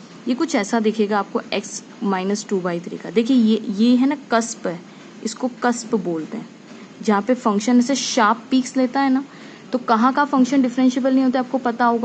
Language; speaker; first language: Hindi; native; Hindi